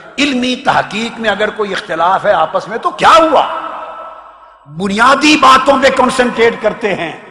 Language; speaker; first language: Urdu; non-native, local second language; Punjabi